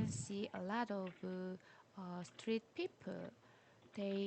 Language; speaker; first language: English; non-native, learner; Korean